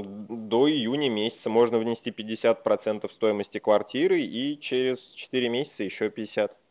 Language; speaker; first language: Russian; native; Russian